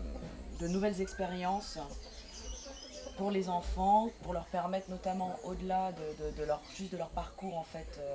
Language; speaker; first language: French; non-native, fluent; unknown